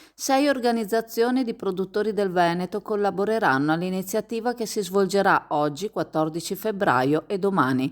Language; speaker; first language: Italian; native; Italian